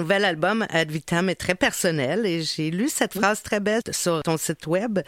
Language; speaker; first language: French; native; French